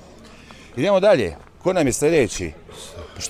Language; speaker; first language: Croatian; native; Croatian